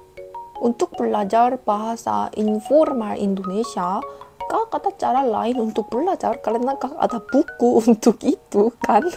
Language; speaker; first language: Indonesian; non-native, fluent; Korean